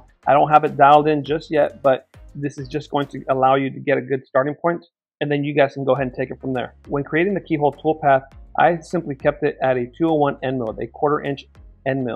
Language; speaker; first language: English; native; English